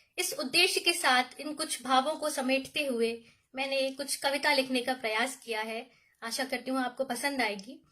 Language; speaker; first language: Hindi; native; Hindi